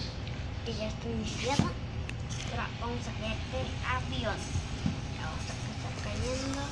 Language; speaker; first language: Spanish; native; Spanish